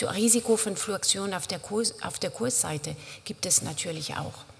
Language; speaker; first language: German; non-native, fluent; French